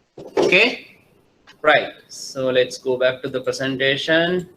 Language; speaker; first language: English; non-native, local second language; Sinhala